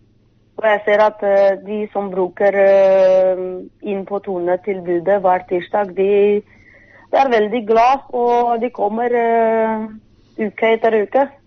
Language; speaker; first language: Norwegian; non-native, fluent; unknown